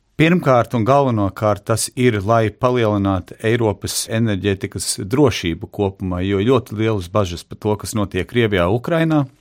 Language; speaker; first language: Latvian; early bilingual, heritage; Latvian